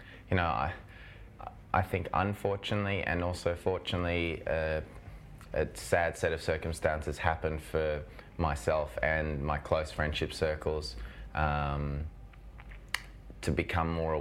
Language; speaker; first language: English; native; English